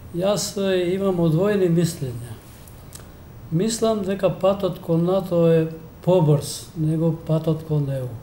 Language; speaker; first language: Macedonian; non-native, local second language; Albanian